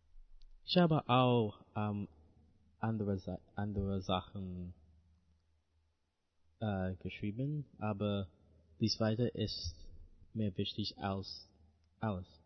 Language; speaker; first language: German; non-native, learner; English